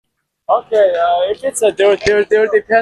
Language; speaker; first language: English; non-native, learner; Mongolian